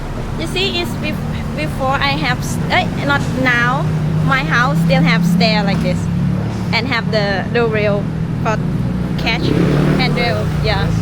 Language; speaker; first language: English; non-native, learner; Thai